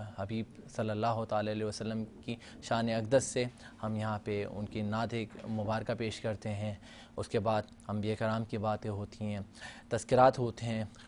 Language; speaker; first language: Urdu; native; Urdu